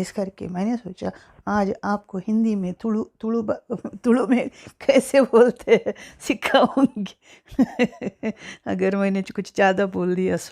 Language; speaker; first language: Hindi; non-native, local second language; Tulu